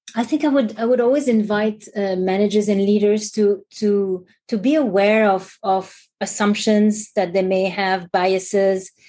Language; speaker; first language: English; non-native, fluent; French